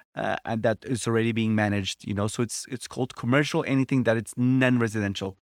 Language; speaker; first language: English; non-native, fluent; Portuguese